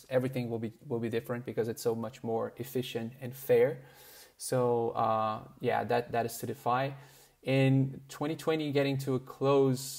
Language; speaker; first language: English; non-native, fluent; Portuguese